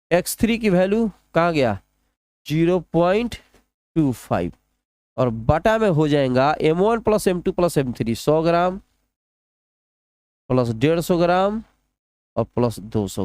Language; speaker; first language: Hindi; non-native, local second language; Bhojpuri